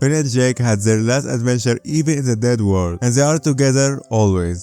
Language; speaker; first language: English; non-native, fluent; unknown